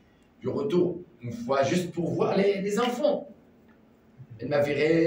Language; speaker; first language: French; non-native, learner; Arabic